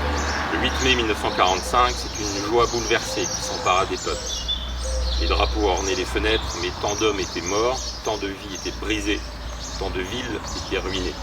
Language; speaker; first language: French; native; French